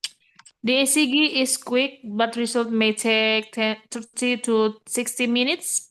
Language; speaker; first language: English; non-native, learner; Indonesian